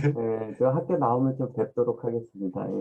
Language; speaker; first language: Korean; native; Korean